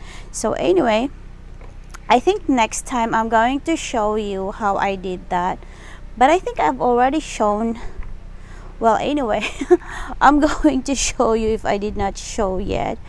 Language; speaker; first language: English; non-native, local second language; Filipino